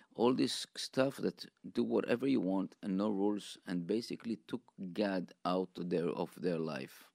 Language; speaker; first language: English; non-native, fluent; Hebrew